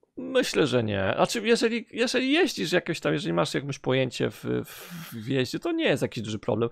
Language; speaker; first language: Polish; native; Polish